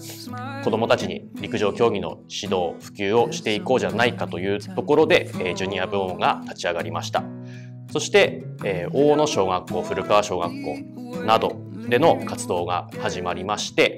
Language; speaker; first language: Japanese; native; Japanese